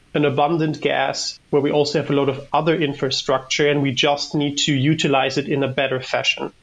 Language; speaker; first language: English; non-native, fluent; German